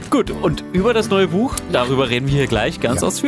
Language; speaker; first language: German; native; German